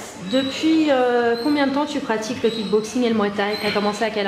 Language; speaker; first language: French; native; French